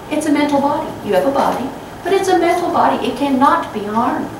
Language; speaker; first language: English; native; English